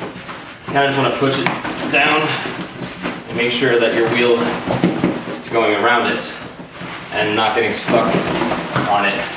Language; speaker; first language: English; native; English